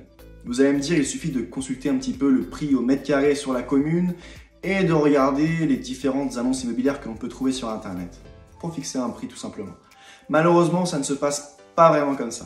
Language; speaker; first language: French; native; French